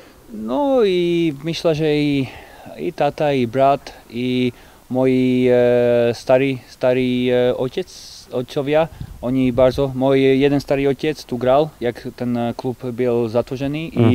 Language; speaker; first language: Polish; non-native, learner; Slovak